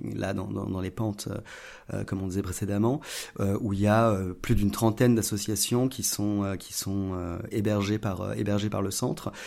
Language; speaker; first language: French; native; French